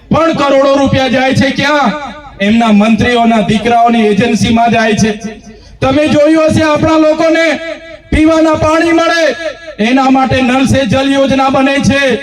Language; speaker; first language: Gujarati; non-native, local second language; Vasavi